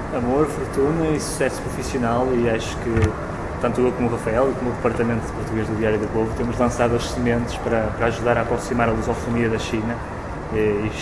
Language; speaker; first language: Portuguese; native; Portuguese